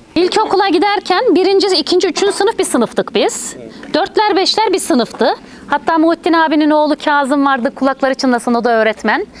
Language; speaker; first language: Turkish; native; Turkish